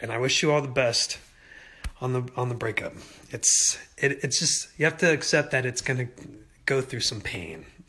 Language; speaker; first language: English; native; English